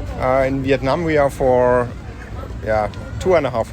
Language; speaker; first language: English; non-native, fluent; German